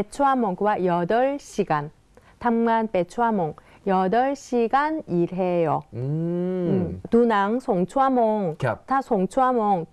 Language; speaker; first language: Thai; non-native, fluent; Korean